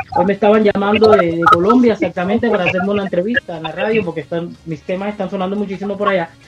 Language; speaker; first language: Spanish; native; Spanish